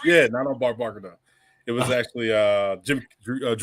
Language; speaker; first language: English; native; English